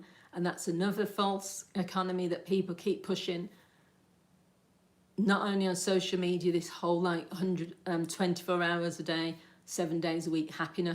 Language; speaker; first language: English; native; English